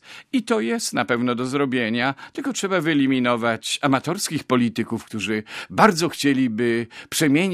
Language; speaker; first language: Polish; native; Polish